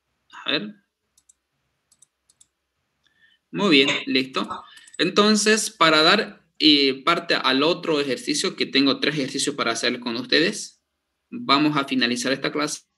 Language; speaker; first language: Spanish; native; Spanish